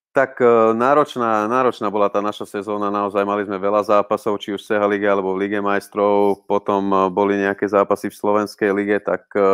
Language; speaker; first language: Slovak; non-native, local second language; Hungarian